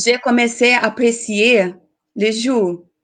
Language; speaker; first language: French; non-native, learner; Portuguese